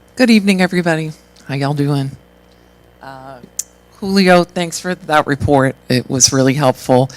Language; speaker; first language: English; native; English